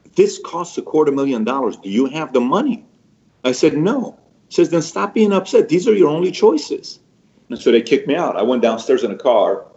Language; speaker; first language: English; early bilingual, other home language; Persian